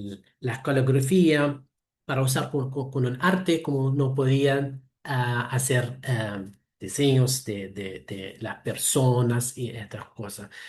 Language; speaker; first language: Spanish; non-native, fluent; Arabic